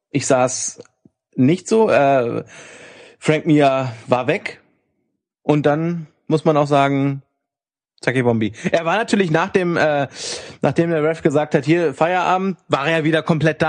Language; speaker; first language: German; native; German